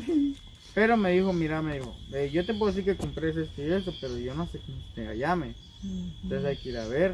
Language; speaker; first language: Spanish; native; Spanish